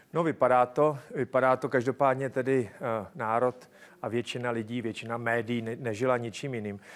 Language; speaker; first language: Czech; native; Czech